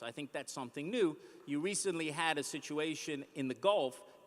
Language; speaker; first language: English; native; English